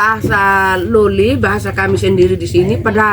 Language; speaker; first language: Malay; non-native, local second language; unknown